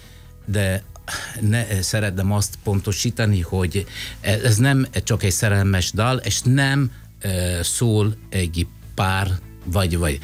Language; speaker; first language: Hungarian; non-native, fluent; Italian